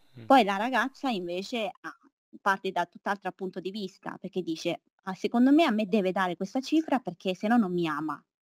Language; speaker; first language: Italian; early bilingual, other home language; Chinese